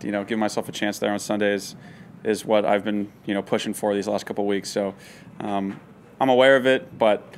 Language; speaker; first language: English; native; English